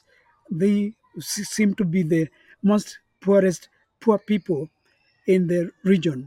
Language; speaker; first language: English; non-native, local second language; Kamba